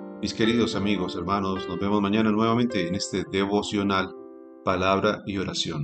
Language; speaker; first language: Spanish; native; Spanish